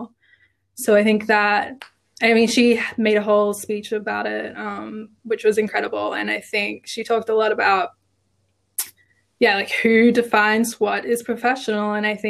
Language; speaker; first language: English; native; English